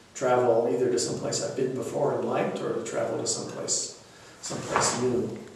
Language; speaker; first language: English; native; English